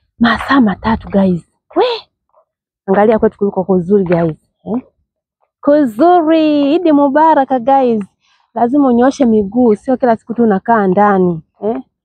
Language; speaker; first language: Swahili; native; Swahili